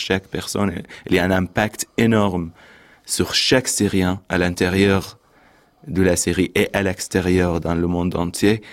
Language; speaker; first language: French; non-native, fluent; Arabic